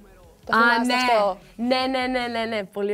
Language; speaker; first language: Greek; early bilingual, heritage; Greek